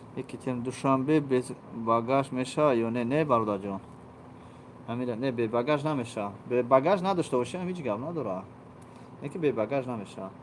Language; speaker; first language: Russian; non-native, local second language; Tajik